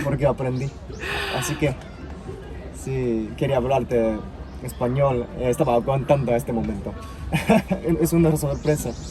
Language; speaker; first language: Spanish; non-native, fluent; Japanese